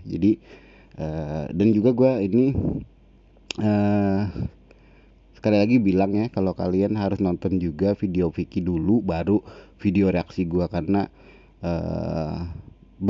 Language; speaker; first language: Indonesian; native; Indonesian